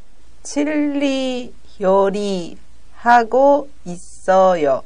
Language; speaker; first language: Korean; non-native, learner; Japanese